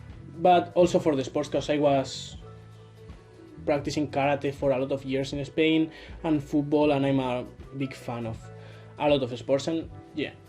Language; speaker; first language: English; non-native, learner; Spanish